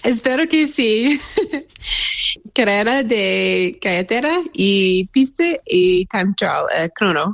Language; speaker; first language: Spanish; non-native, learner; English